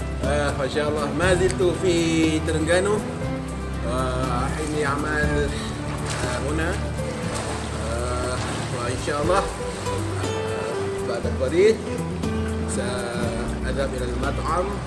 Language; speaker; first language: Arabic; non-native, learner; Malay